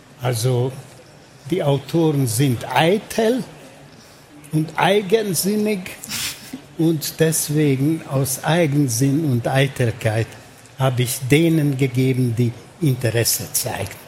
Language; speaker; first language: German; non-native, fluent; Hungarian